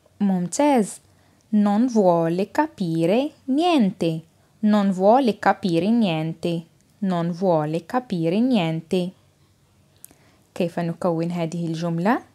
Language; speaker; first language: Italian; non-native, fluent; Arabic